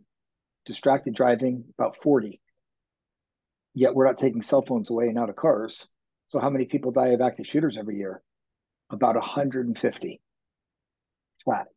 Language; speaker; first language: English; native; English